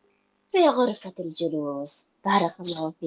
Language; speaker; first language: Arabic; non-native, fluent; Indonesian